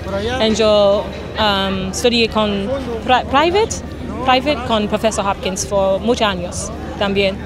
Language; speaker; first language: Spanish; non-native, learner; English